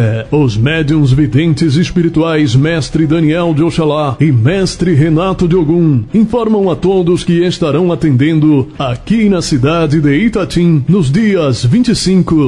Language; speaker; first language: Portuguese; native; Portuguese